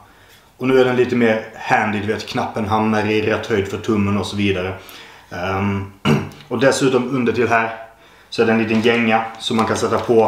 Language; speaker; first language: Swedish; native; Swedish